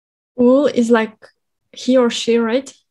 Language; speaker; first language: English; non-native, fluent; Kazakh